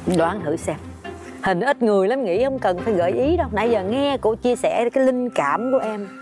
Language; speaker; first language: Vietnamese; native; Vietnamese